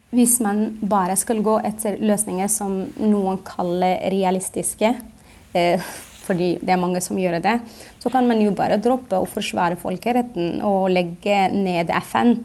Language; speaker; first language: Norwegian; non-native, fluent; Arabic